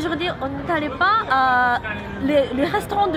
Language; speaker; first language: French; non-native, learner; Japanese